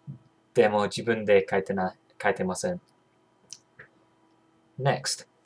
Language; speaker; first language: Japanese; non-native, learner; English